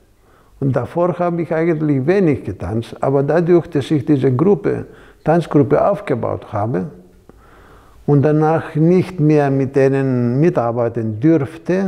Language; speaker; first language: German; non-native, fluent; Greek